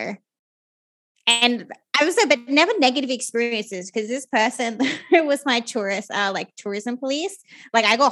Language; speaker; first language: English; native; English